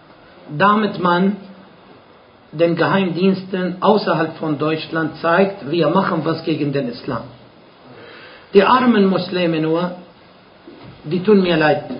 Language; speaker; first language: German; non-native, fluent; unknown